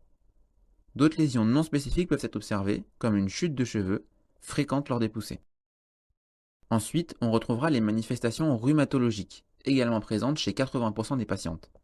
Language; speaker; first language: French; native; French